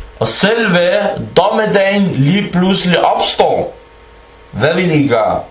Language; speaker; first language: Danish; non-native, fluent; Arabic